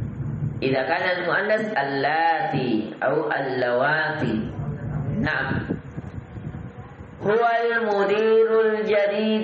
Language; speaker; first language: Arabic; non-native, fluent; Indonesian